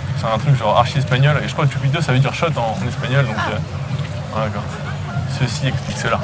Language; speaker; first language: French; native; French